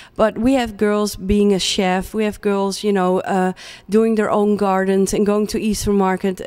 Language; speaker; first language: English; non-native, fluent; Dutch